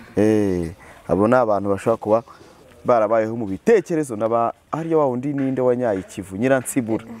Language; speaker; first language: Kinyarwanda; native; Kinyarwanda